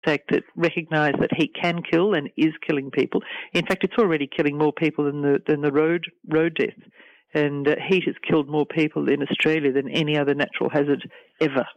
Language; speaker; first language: English; native; English